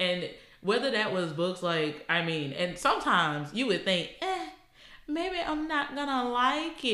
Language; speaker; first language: English; native; English